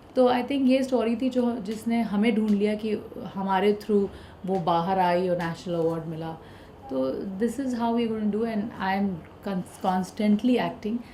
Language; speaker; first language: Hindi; non-native, local second language; Bhojpuri